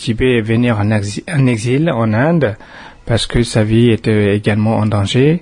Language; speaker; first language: French; non-native, fluent; Tibetan